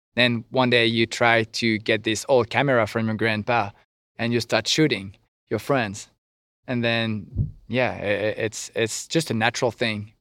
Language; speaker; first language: English; non-native, fluent; French